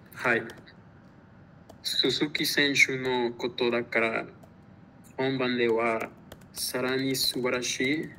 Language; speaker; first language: Japanese; non-native, learner; Spanish